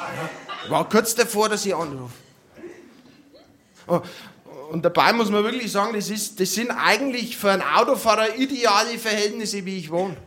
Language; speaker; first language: German; native; German